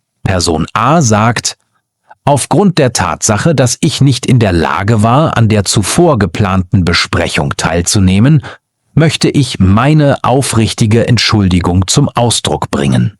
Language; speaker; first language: German; native; German